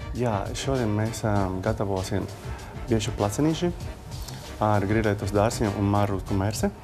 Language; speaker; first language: Latvian; non-native, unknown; Spanish